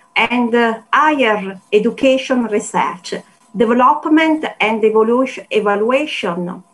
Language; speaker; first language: English; non-native, learner; Italian